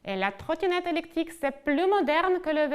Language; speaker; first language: French; non-native, fluent; Ukrainian